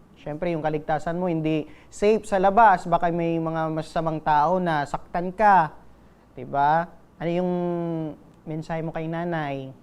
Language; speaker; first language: Filipino; non-native, local second language; Bikol